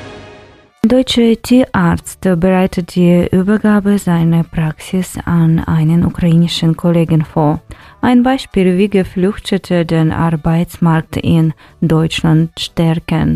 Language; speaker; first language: German; non-native, learner; Ukrainian